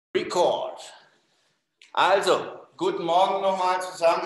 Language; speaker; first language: German; non-native, fluent; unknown